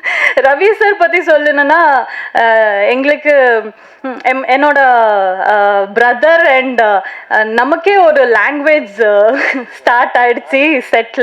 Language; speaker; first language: Tamil; non-native, learner; Hindi